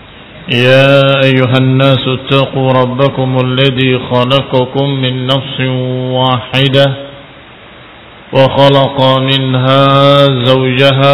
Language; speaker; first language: Arabic; non-native, fluent; Indonesian